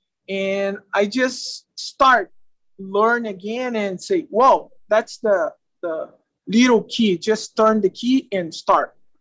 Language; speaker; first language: English; non-native, learner; Portuguese